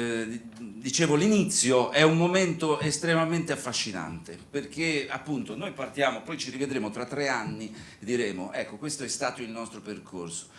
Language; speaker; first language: Italian; native; Italian